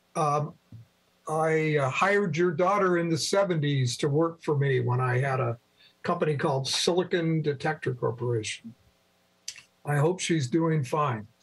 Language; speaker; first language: English; native; English